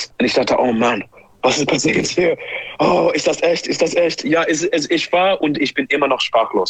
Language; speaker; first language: German; non-native, learner; English